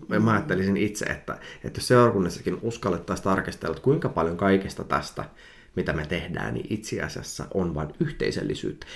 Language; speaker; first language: Finnish; early bilingual, heritage; Finnish